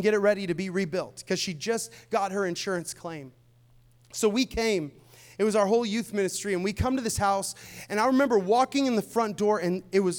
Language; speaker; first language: English; native; English